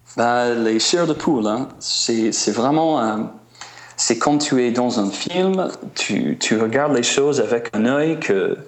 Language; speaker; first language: French; non-native, fluent; English